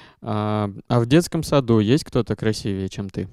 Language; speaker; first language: Russian; native; Russian